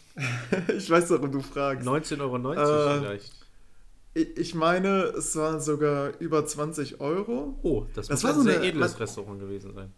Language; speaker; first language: German; native; German